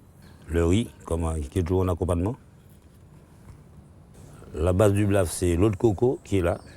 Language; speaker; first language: French; non-native, local second language; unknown